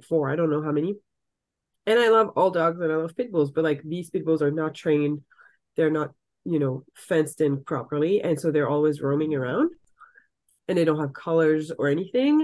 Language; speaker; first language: English; non-native, fluent; French